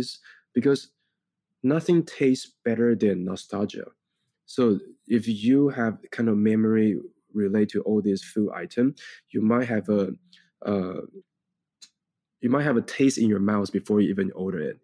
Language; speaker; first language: English; non-native, fluent; Chinese